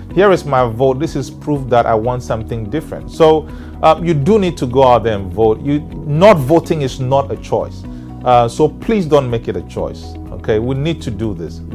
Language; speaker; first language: English; non-native, local second language; Ewe